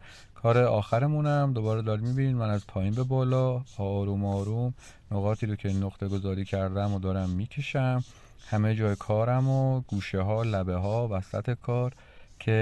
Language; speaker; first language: Persian; native; Persian